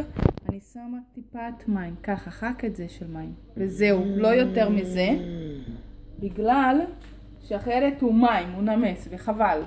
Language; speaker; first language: Hebrew; non-native, fluent; Portuguese